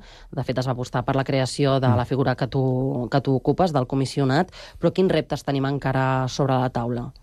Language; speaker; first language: Catalan; native; Catalan